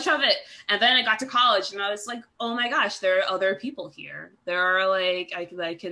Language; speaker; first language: English; native; English